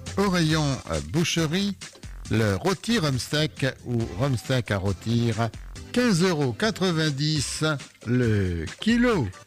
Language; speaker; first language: French; native; French